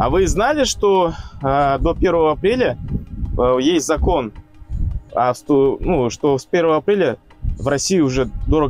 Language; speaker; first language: Russian; native; Russian